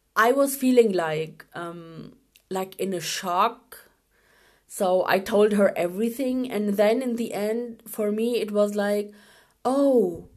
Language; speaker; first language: English; non-native, fluent; Urdu